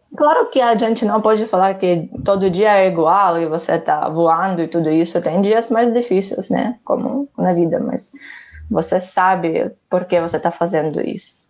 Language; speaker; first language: Portuguese; non-native, fluent; Ukrainian